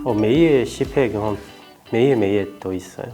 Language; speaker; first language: Korean; non-native, learner; Chinese